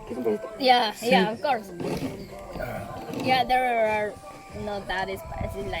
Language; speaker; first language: English; non-native, fluent; Spanish